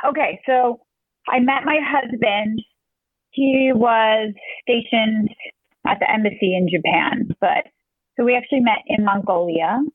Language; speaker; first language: English; native; English